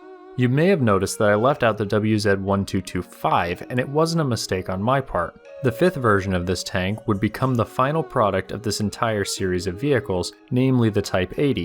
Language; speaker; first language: English; native; English